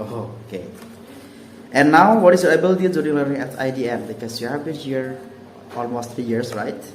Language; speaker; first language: English; non-native, learner; Indonesian